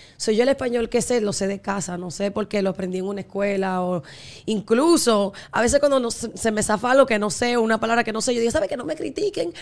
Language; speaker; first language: Spanish; early bilingual, heritage; Spanish